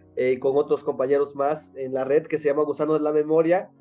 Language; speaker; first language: Spanish; non-native, local second language; Nahuatl languages